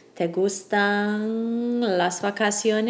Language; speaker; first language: Spanish; non-native, fluent; English